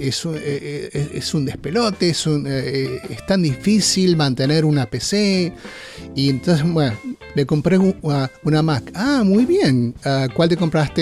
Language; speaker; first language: Spanish; native; Spanish